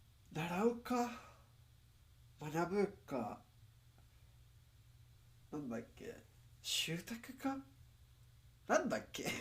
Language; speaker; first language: Japanese; non-native, learner; English